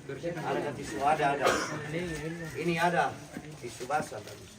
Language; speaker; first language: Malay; non-native, local second language; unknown